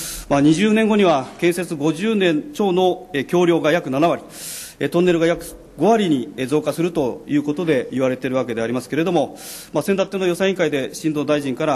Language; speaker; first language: Japanese; native; Japanese